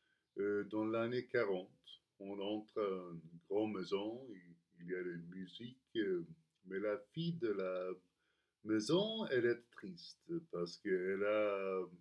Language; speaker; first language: French; non-native, fluent; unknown